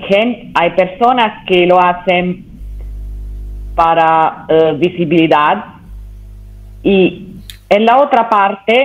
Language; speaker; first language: Spanish; non-native, learner; Italian